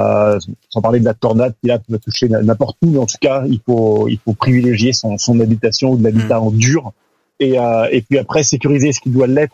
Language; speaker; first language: French; native; French